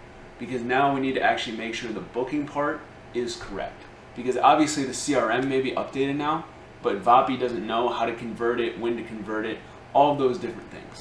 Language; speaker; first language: English; native; English